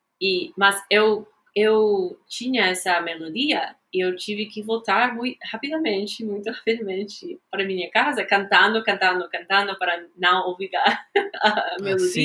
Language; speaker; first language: Portuguese; non-native, fluent; English